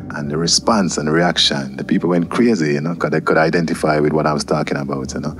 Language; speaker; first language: English; native; English